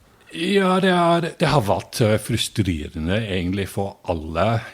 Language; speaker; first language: Norwegian; non-native, fluent; English